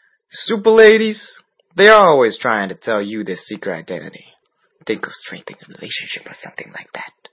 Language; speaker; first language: English; non-native, fluent; Chinese